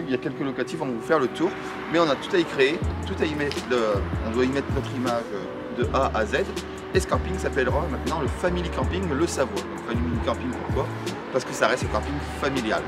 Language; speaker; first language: French; native; French